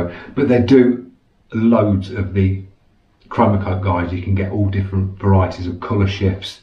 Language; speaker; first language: English; native; English